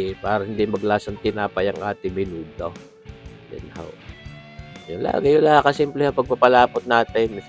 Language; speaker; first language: Filipino; native; Filipino